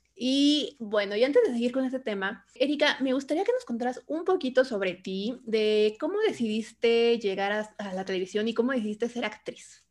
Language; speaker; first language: Spanish; native; Spanish